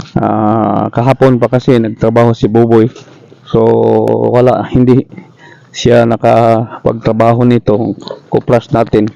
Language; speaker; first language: Filipino; non-native, local second language; Cebuano